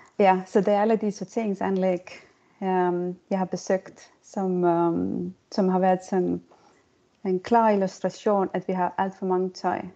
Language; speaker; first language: Danish; non-native, fluent; Estonian